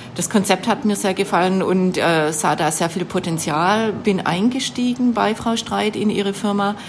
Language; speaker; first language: German; native; German